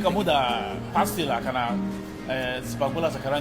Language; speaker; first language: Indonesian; non-native, fluent; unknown